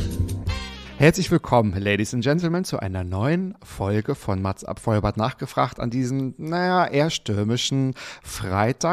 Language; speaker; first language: German; native; German